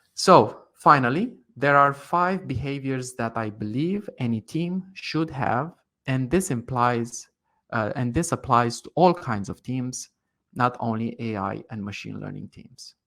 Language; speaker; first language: English; non-native, fluent; Romanian